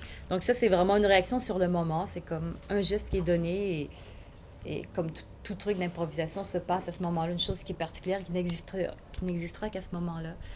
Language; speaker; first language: French; native; French